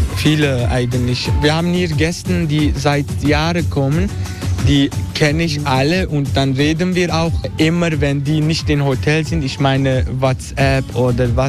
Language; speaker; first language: German; non-native, learner; Turkish